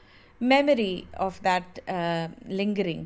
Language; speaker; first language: English; non-native, local second language; Tamil